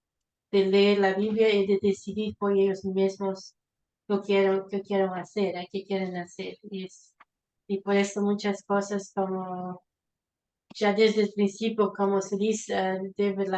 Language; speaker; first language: Spanish; non-native, fluent; Portuguese